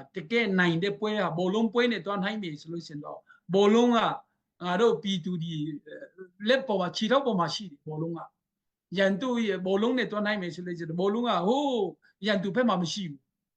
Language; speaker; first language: Burmese; non-native, local second language; Hakha Chin